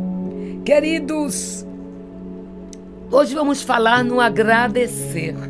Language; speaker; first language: Portuguese; native; Portuguese